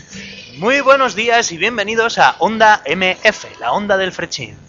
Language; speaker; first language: Spanish; native; Spanish